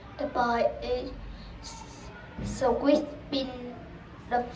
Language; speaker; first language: English; non-native, learner; Vietnamese